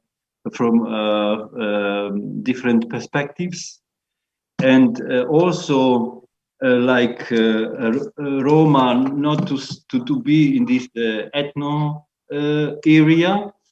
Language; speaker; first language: English; non-native, fluent; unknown